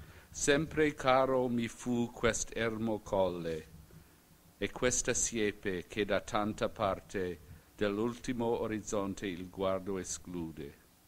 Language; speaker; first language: Italian; non-native, fluent; English